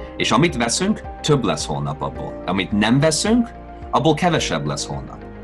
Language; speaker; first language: Hungarian; early bilingual, heritage; Hungarian